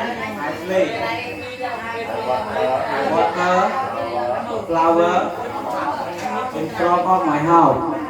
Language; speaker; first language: English; non-native, learner; Khmer